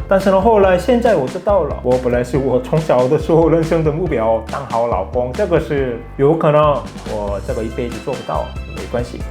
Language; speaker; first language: Chinese; non-native, fluent; Korean